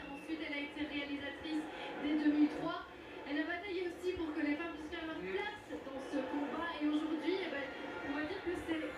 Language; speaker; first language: French; native; French